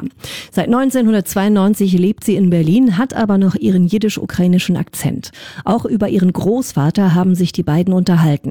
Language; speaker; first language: German; native; German